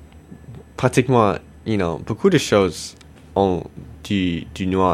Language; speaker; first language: French; non-native, local second language; English